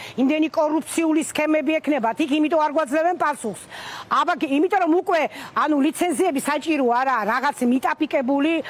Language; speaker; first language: Georgian; native; Georgian